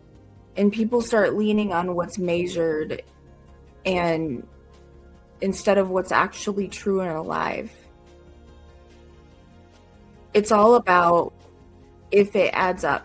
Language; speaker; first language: English; native; English